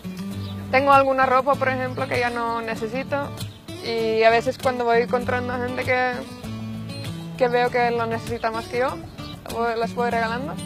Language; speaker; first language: Spanish; non-native, fluent; Finnish